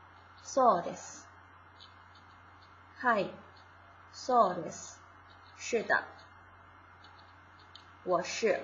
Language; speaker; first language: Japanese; non-native, fluent; Chinese